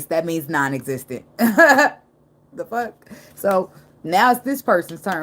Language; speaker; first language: English; native; English